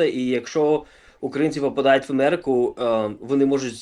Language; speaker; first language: Ukrainian; early bilingual, other home language; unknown